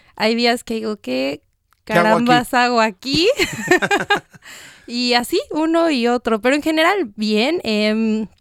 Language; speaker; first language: Spanish; native; Spanish